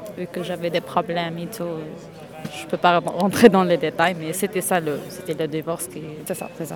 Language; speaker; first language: French; non-native, local second language; Arabic